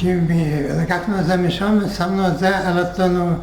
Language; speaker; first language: Hebrew; non-native, fluent; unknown